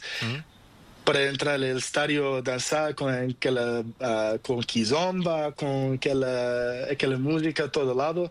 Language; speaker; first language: Spanish; non-native, learner; Portuguese